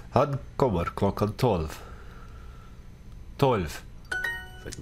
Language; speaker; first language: Swedish; non-native, learner; English